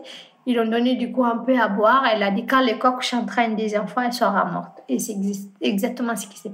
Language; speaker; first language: French; non-native, fluent; Fula